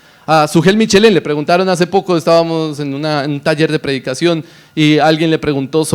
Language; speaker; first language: Spanish; native; Spanish